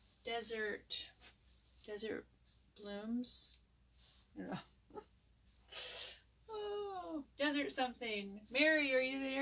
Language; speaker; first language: English; native; English